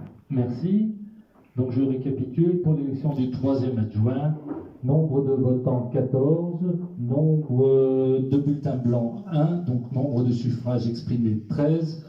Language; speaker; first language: French; native; French